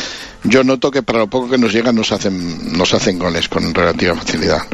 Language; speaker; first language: Spanish; native; Spanish